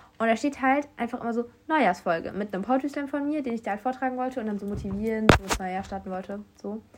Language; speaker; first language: German; native; German